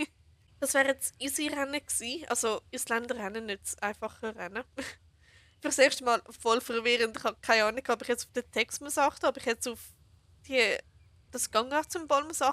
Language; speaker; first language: German; native; German